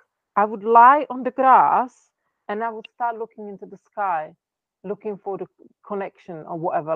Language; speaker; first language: English; non-native, fluent; Czech